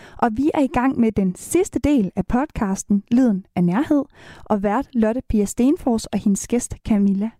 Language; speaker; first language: Danish; native; Danish